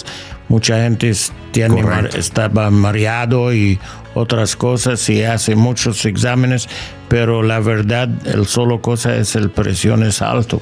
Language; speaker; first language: Spanish; non-native, learner; English